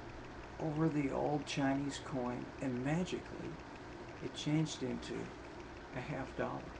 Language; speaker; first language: English; native; English